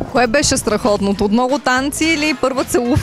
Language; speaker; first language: Bulgarian; native; Bulgarian